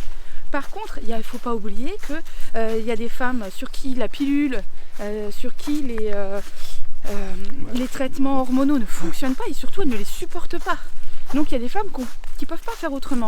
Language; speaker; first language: French; native; French